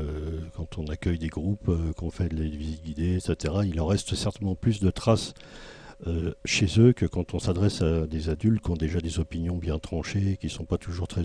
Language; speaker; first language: French; native; French